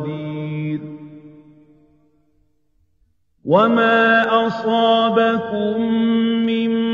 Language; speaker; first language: Arabic; native; Arabic